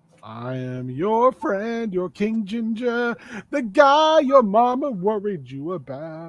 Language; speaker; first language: English; native; English